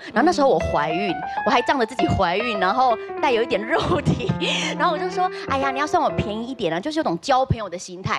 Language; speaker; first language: Chinese; native; Chinese